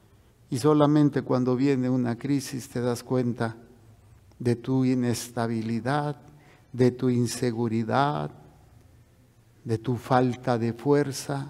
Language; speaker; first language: Spanish; native; Spanish